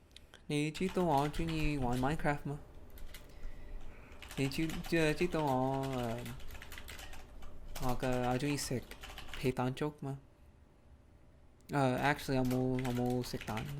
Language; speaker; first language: Cantonese; early bilingual, heritage; Cantonese